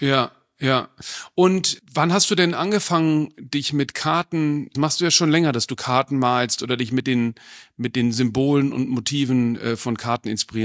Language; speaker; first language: German; native; German